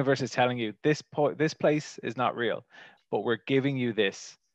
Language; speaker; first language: English; native; English